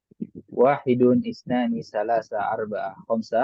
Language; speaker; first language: Arabic; non-native, fluent; Indonesian